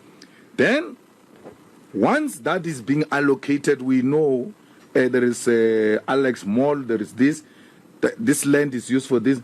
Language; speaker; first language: English; non-native, local second language; Northern Sotho